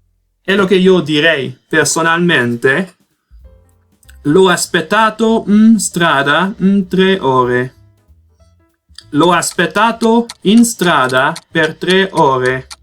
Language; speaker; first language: Italian; non-native, learner; Portuguese